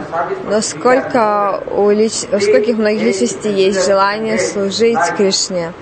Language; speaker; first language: Russian; native; Russian